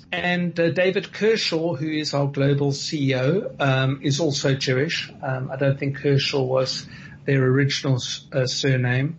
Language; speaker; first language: English; native; English